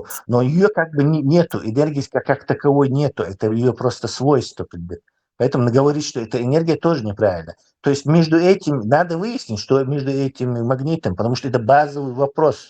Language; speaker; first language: Russian; non-native, local second language; Chechen